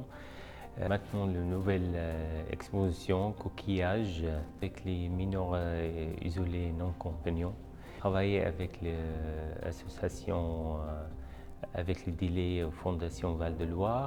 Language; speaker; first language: French; non-native, learner; Arabic